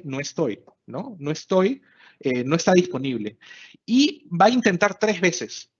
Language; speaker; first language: Spanish; native; Spanish